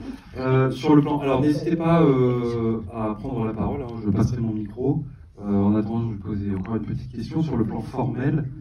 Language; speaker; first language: French; native; French